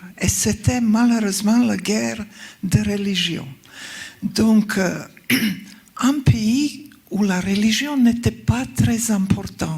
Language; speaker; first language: French; non-native, fluent; Croatian